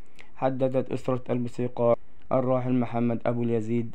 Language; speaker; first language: Arabic; native; Arabic